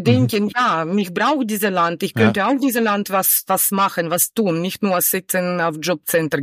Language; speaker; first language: German; non-native, learner; Ukrainian